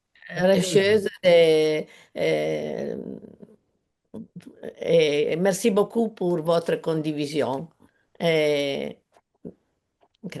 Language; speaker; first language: French; non-native, learner; Italian